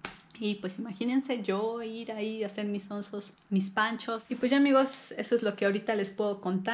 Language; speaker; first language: Spanish; native; Spanish